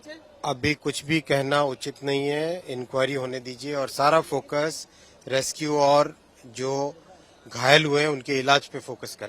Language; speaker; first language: Hindi; native; Hindi